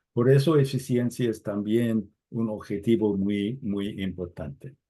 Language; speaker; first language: Spanish; non-native, fluent; English